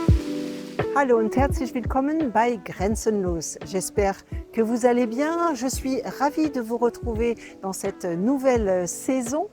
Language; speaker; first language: French; native; French